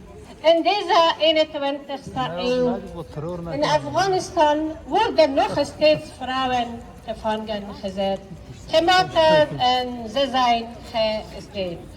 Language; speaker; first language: Dutch; non-native, fluent; Persian